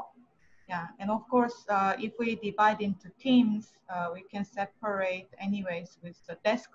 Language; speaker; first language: English; non-native, fluent; Korean